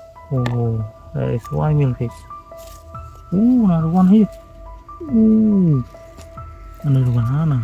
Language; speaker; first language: English; non-native, learner; Khmer